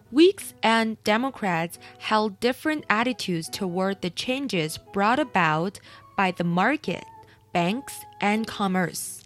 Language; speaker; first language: English; non-native, fluent; Chinese